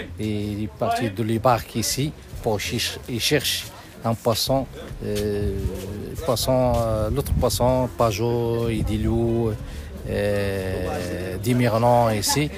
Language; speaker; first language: French; non-native, learner; Arabic